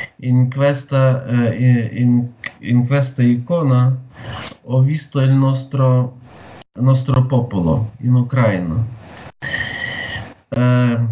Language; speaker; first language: Italian; non-native, learner; Ukrainian